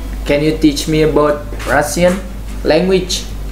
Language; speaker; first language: English; non-native, learner; Indonesian